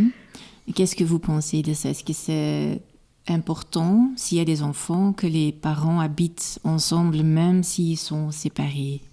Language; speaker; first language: French; non-native, local second language; Dutch